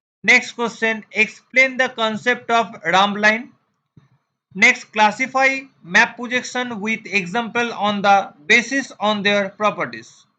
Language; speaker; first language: English; non-native, local second language; Bangla